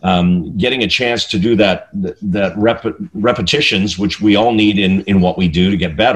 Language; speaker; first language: English; native; English